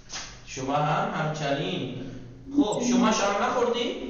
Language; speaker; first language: Persian; non-native, fluent; Urdu